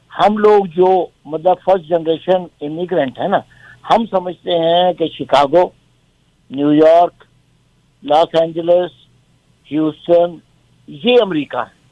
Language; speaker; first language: Urdu; native; Urdu